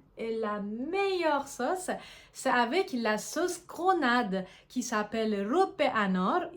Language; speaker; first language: French; non-native, fluent; Persian